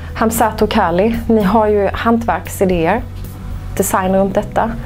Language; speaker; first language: Swedish; native; Swedish